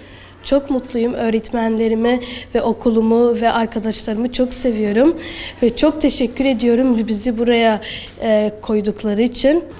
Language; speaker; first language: Turkish; early bilingual, other home language; Arabic